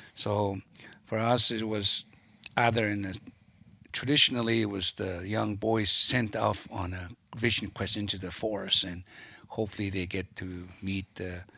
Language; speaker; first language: English; native; English